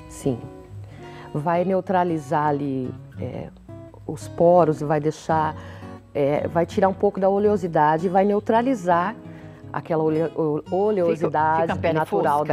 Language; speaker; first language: Portuguese; native; Portuguese